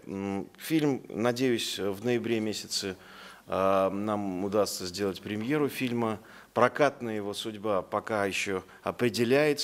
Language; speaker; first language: Russian; native; Russian